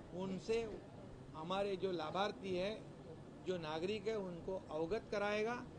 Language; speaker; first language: Hindi; non-native, local second language; Marathi